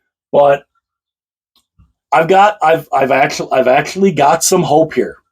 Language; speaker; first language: English; native; English